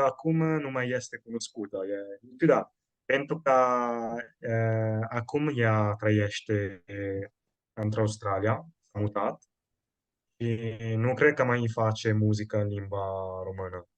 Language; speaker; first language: Romanian; non-native, fluent; Italian